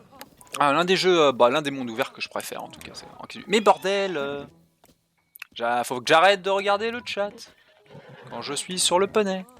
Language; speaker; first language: French; native; French